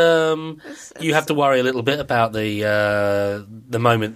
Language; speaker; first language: English; native; English